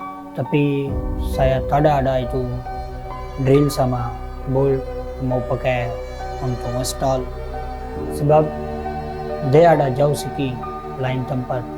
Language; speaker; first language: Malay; non-native, learner; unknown